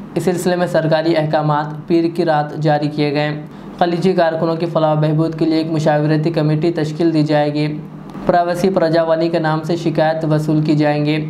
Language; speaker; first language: Urdu; native; Urdu